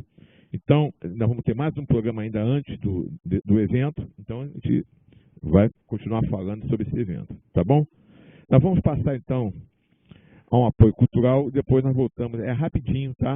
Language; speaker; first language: Portuguese; native; Portuguese